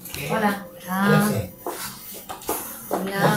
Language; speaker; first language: Spanish; native; Spanish